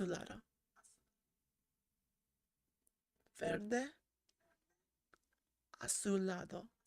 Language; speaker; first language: Spanish; non-native, learner; English